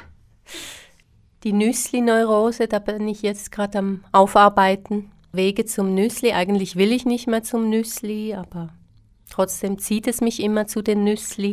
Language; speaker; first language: German; early bilingual, other home language; Slovak